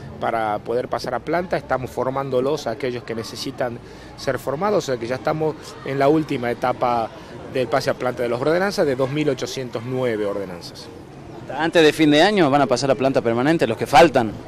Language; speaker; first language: Spanish; native; Spanish